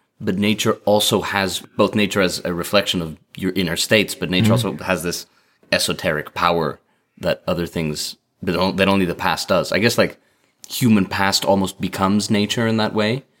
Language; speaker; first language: English; native; English